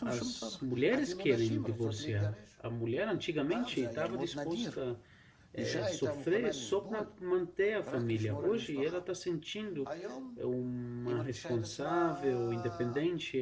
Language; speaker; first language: Portuguese; non-native, fluent; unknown